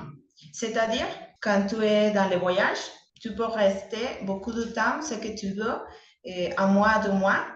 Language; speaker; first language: French; non-native, learner; Spanish